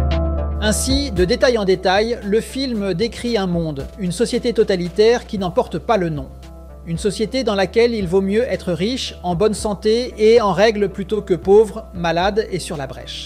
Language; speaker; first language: French; native; French